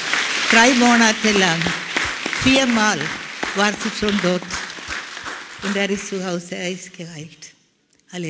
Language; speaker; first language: German; non-native, learner; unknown